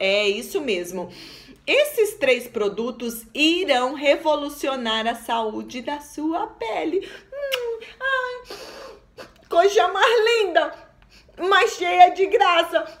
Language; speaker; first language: Portuguese; native; Portuguese